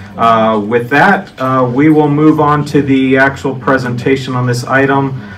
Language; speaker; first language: English; native; English